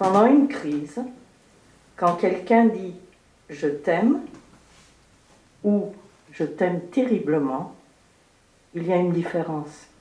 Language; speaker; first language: French; early bilingual, heritage; French